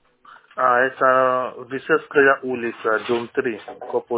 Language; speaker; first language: Russian; non-native, learner; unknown